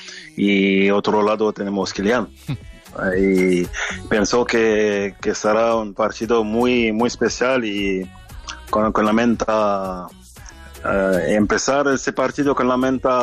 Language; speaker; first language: Spanish; non-native, fluent; French